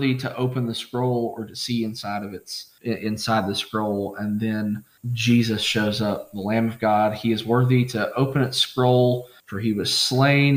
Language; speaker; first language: English; native; English